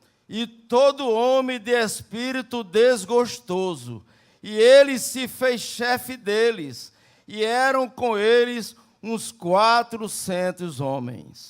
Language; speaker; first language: Portuguese; native; Portuguese